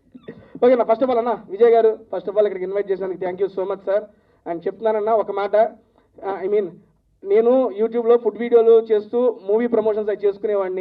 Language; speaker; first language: Telugu; native; Telugu